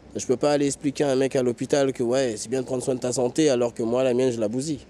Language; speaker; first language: French; native; French